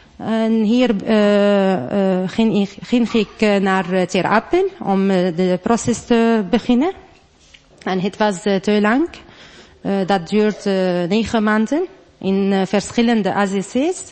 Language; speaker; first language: Dutch; non-native, learner; Arabic